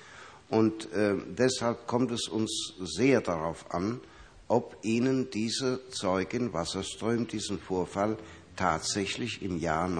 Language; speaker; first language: German; native; German